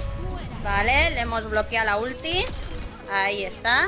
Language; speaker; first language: Spanish; native; Spanish